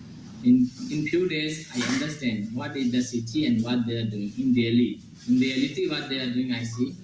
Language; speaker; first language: English; non-native, learner; Hindi